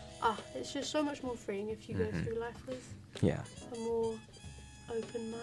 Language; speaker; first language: English; native; English